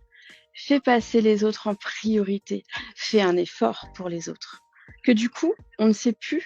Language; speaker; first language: French; native; French